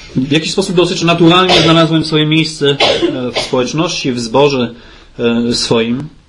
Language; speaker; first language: Polish; early bilingual, heritage; Polish